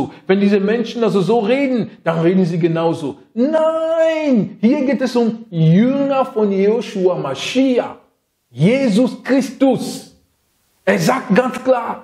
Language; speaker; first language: German; non-native, fluent; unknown